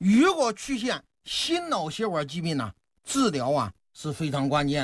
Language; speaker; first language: Chinese; native; Chinese